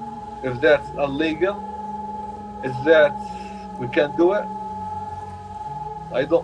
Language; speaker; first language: English; non-native, learner; Arabic